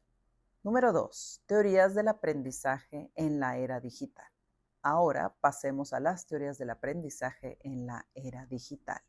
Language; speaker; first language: Spanish; native; Spanish